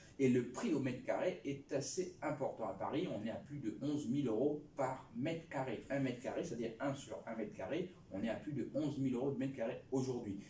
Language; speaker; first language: French; non-native, local second language; Lingala